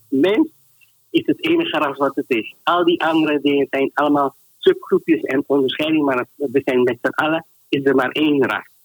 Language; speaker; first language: Dutch; native; Dutch